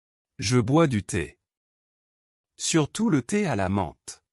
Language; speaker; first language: French; non-native, local second language; Arabic